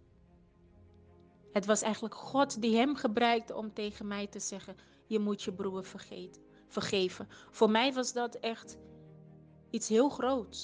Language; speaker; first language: Dutch; non-native, fluent; Portuguese